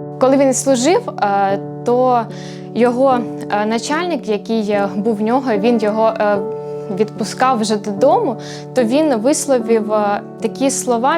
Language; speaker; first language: Ukrainian; native; Ukrainian